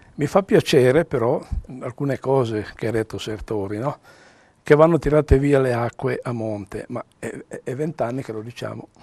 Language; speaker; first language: Italian; native; Italian